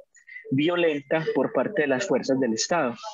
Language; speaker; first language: Spanish; native; Spanish